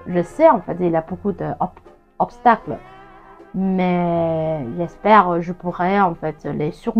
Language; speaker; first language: French; non-native, fluent; Chinese